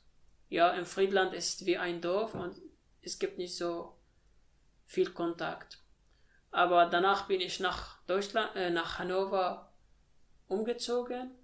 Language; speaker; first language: German; non-native, learner; Arabic